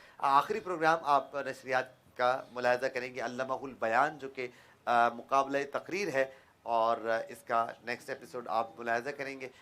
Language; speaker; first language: Urdu; native; Urdu